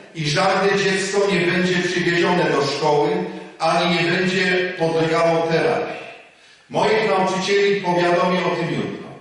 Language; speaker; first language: Polish; native; Polish